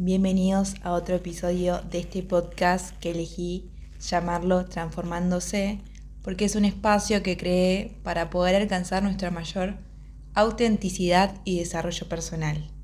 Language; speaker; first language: Spanish; native; Spanish